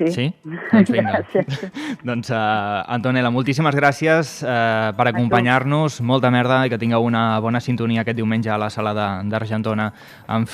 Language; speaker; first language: Catalan; native; Catalan